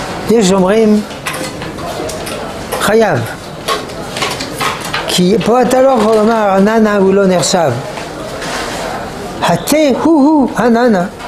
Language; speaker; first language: Hebrew; non-native, fluent; French